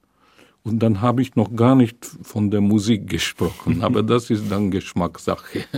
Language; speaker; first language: German; non-native, fluent; Hungarian